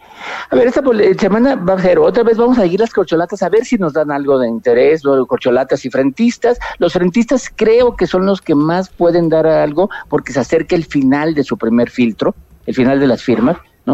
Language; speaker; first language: Spanish; native; Spanish